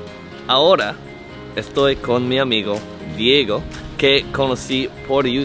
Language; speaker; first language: Spanish; non-native, learner; English